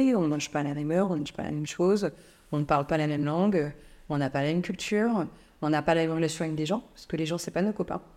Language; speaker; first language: French; native; French